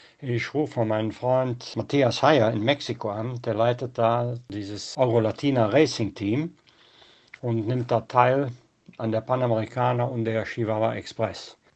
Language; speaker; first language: German; native; German